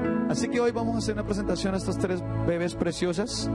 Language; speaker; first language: Spanish; native; Spanish